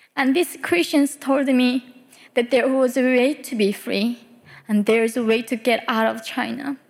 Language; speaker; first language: English; early bilingual, other home language; Korean